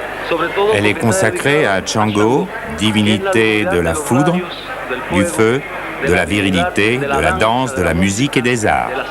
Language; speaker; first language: French; native; French